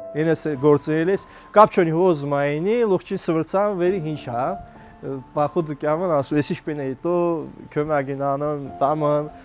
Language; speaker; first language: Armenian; native; Armenian